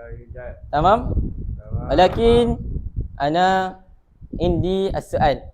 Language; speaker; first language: Arabic; non-native, learner; Malay